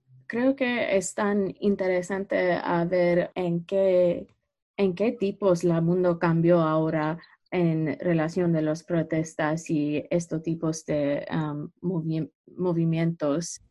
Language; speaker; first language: Spanish; non-native, learner; English